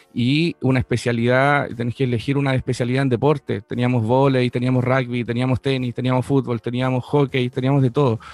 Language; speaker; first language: Spanish; native; Spanish